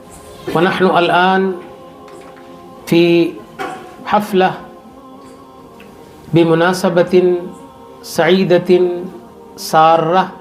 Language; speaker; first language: Arabic; non-native, learner; Urdu